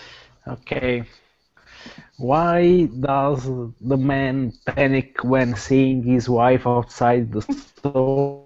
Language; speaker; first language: English; non-native, learner; Italian